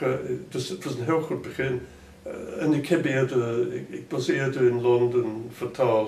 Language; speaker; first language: Dutch; non-native, fluent; English